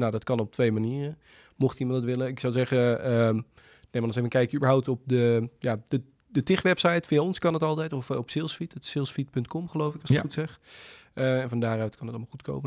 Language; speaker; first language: Dutch; native; Dutch